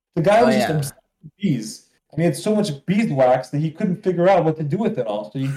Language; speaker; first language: English; non-native, fluent; Hebrew